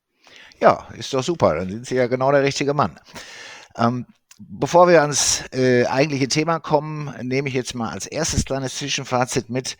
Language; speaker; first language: German; native; German